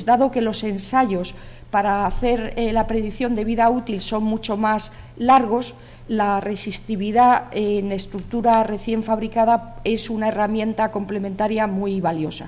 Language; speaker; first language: Spanish; native; Spanish